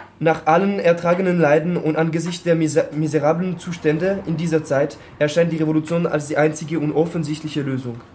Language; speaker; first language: German; non-native, fluent; French